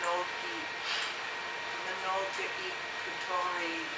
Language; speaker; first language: Russian; non-native, learner; English